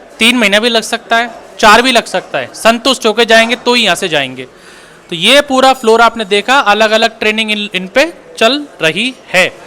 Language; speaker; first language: Hindi; native; Hindi